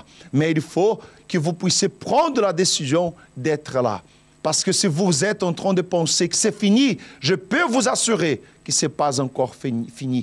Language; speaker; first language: French; non-native, fluent; Portuguese